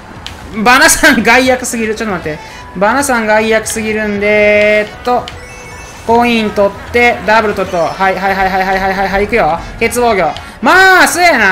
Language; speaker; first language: Japanese; native; Japanese